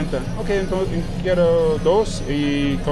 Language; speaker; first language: Spanish; non-native, learner; English